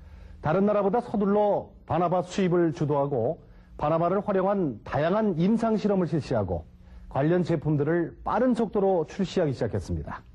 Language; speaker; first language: Korean; native; Korean